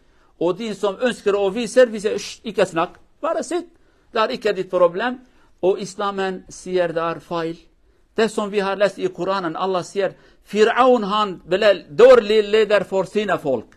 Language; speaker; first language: Norwegian; non-native, fluent; Kurdish